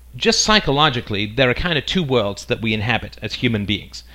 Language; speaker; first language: English; native; English